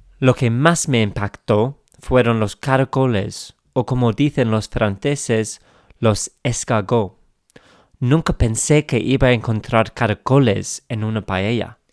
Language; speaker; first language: Spanish; non-native, fluent; English